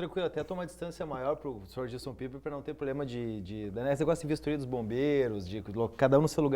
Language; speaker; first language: Portuguese; native; Portuguese